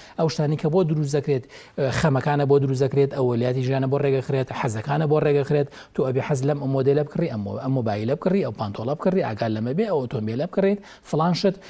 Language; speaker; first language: Central Kurdish; native; Central Kurdish